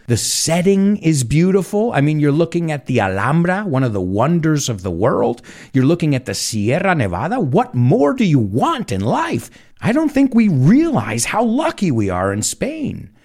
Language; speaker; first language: English; early bilingual, other home language; Spanish